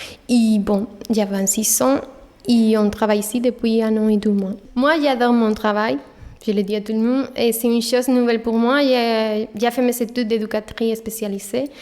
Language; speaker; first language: French; non-native, fluent; Spanish